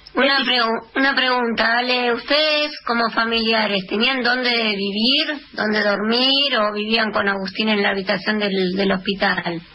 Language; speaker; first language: Spanish; native; Spanish